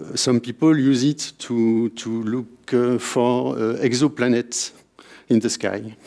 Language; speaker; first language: English; non-native, fluent; French